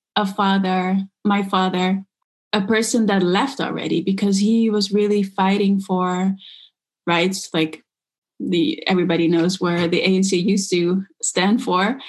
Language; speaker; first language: English; early bilingual, other home language; Dutch